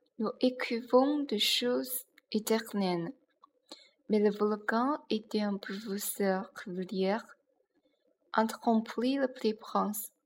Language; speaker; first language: French; non-native, learner; Chinese